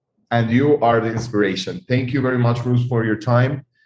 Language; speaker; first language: English; non-native, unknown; Spanish